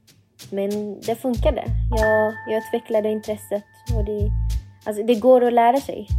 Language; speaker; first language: Swedish; non-native, fluent; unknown